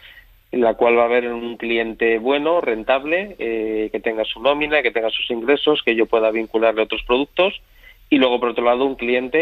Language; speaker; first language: Spanish; native; Spanish